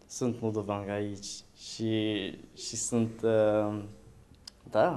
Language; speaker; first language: Romanian; non-native, learner; English